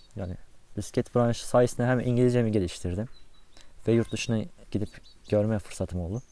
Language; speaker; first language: Turkish; native; Turkish